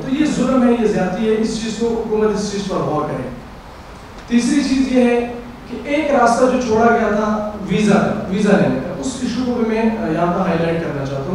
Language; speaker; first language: Urdu; non-native, local second language; Pashto